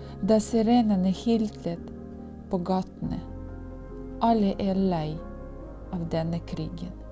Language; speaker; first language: Norwegian; non-native, fluent; Ukrainian